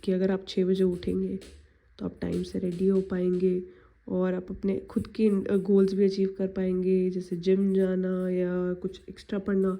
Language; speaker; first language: Hindi; native; Hindi